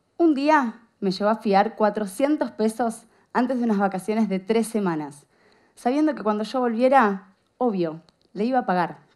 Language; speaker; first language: Spanish; native; Spanish